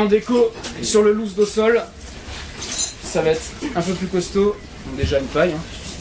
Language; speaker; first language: French; non-native, fluent; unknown